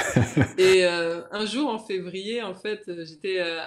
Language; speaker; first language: French; native; French